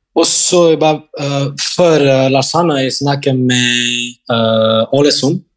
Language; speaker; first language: Norwegian; non-native, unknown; Catalan